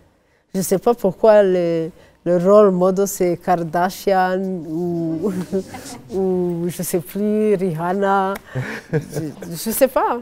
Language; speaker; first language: French; non-native, fluent; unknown